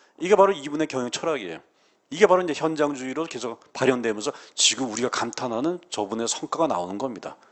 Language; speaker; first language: Korean; native; Korean